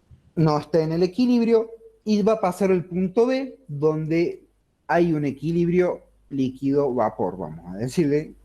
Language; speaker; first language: Spanish; native; Spanish